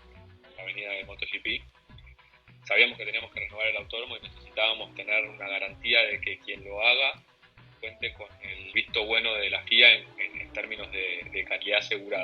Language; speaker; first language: Spanish; native; Spanish